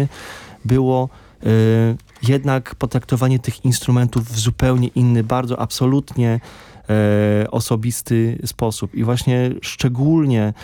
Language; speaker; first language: Polish; native; Polish